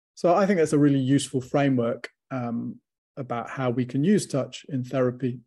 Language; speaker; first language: English; native; English